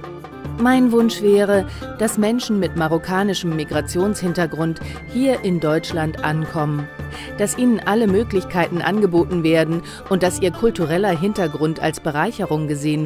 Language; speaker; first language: German; non-native, fluent; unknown